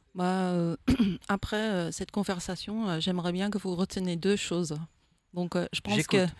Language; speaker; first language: French; non-native, fluent; Dutch